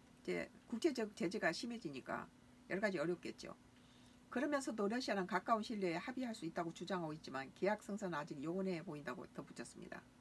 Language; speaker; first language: Korean; native; Korean